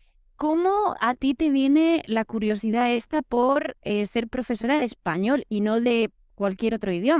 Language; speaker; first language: Spanish; native; Spanish